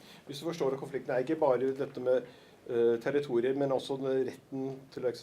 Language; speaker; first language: Norwegian; native; Norwegian